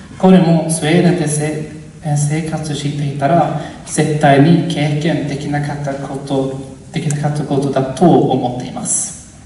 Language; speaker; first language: Japanese; non-native, learner; Swedish